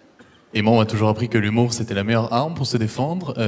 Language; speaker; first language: French; native; French